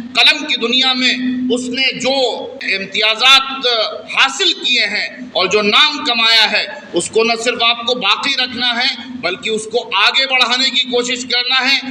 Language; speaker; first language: Urdu; native; Urdu